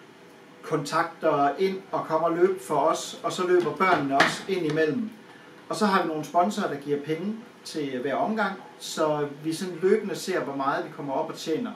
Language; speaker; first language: Danish; native; Danish